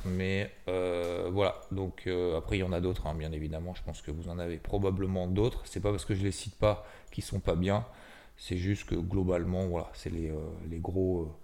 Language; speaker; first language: French; native; French